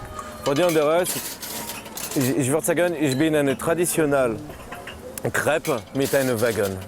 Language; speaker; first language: German; non-native, learner; French